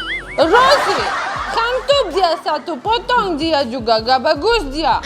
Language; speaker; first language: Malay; non-native, learner; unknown